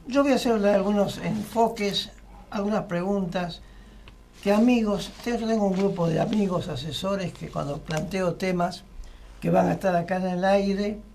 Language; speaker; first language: Spanish; native; Spanish